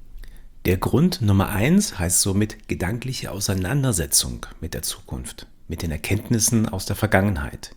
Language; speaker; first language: German; native; German